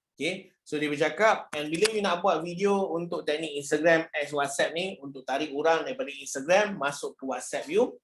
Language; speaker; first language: Malay; native; Malay